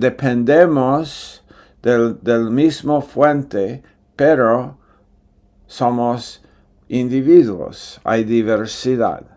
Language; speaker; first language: Spanish; non-native, fluent; English